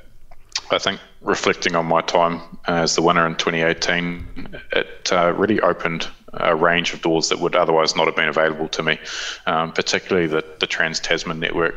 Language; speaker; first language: English; native; English